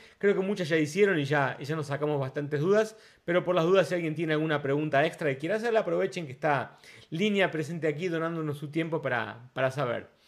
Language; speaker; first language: Spanish; non-native, fluent; Portuguese